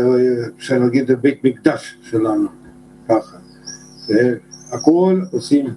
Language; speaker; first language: Hebrew; non-native, fluent; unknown